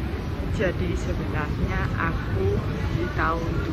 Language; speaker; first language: Indonesian; non-native, fluent; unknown